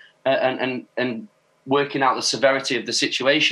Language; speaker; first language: English; native; English